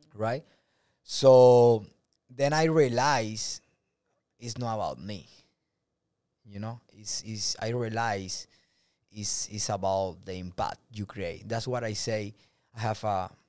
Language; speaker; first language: English; non-native, learner; Spanish